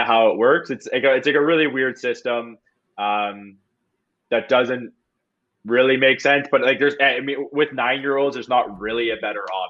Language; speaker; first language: English; native; English